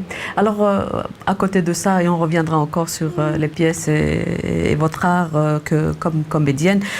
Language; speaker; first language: French; native; French